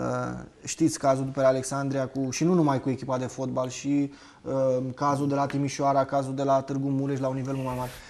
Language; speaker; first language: Romanian; native; Romanian